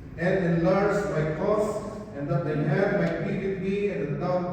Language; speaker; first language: English; non-native, local second language; Filipino